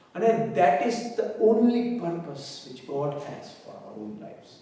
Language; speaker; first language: English; non-native, local second language; Gujarati